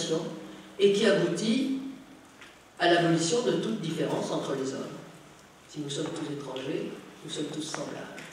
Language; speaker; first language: French; native; French